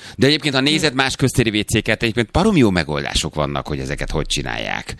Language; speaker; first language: Hungarian; native; Hungarian